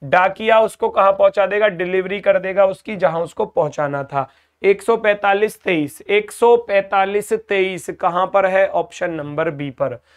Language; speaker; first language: Hindi; native; Hindi